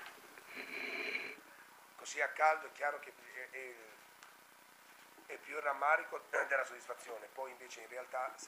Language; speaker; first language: Italian; native; Italian